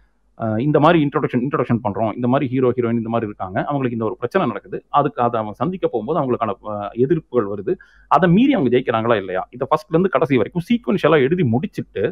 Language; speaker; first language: Tamil; native; Tamil